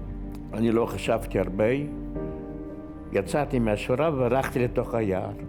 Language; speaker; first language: Hebrew; non-native, fluent; Yiddish